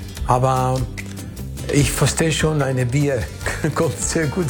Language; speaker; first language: German; non-native, fluent; Spanish